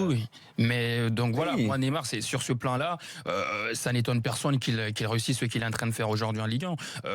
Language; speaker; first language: French; native; French